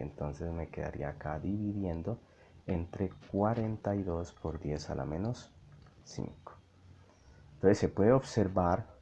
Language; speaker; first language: Spanish; native; Spanish